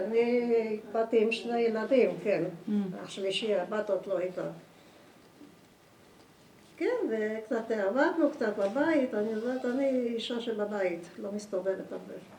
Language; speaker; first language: Hebrew; non-native, fluent; Spanish